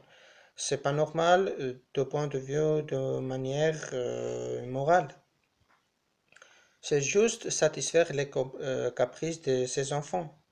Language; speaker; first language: French; non-native, learner; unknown